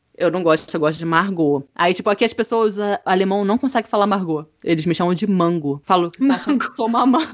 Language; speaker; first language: Portuguese; native; Portuguese